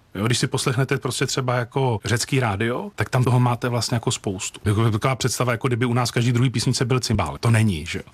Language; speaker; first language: Czech; native; Czech